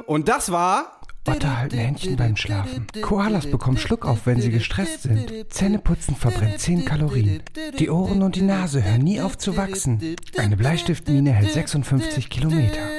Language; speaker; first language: German; native; German